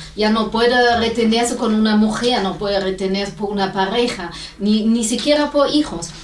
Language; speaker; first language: Spanish; non-native, fluent; German